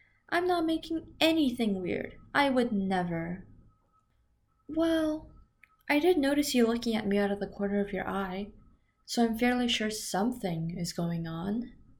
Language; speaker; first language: English; early bilingual, other home language; Korean